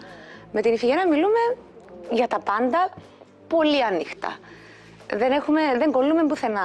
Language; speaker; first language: Greek; native; Greek